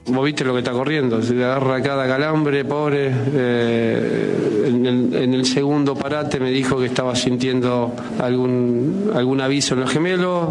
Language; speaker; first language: Spanish; native; Spanish